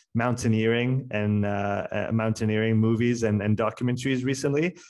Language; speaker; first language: English; non-native, fluent; French